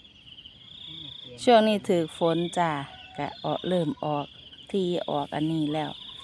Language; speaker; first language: Thai; native; Thai